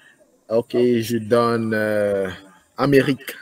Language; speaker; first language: French; non-native, fluent; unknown